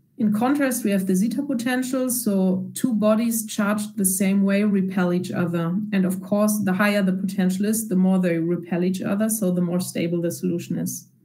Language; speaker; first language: English; non-native, fluent; German